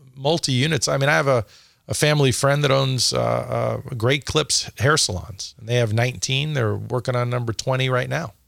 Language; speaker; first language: English; native; English